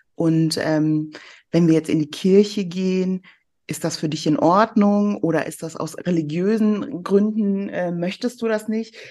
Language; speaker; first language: German; early bilingual, other home language; Persian